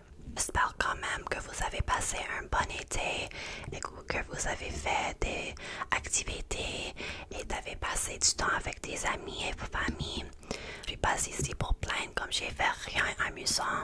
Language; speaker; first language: French; non-native, learner; English